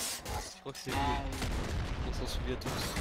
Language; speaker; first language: French; native; French